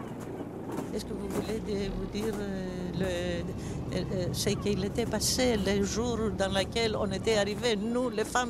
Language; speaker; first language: French; non-native, fluent; Greek